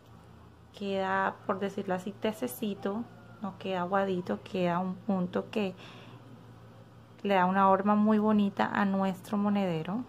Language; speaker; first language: Spanish; native; Spanish